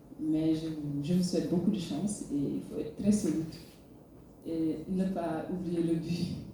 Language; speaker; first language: French; non-native, local second language; Fula